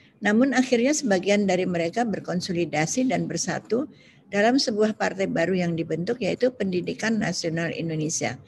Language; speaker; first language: Indonesian; native; Indonesian